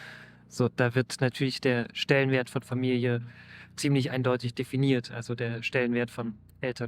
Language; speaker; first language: German; native; German